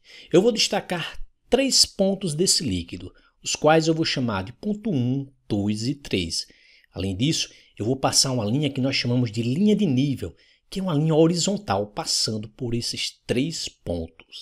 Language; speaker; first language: Portuguese; native; Portuguese